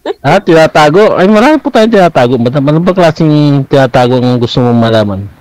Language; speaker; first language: Filipino; native; Filipino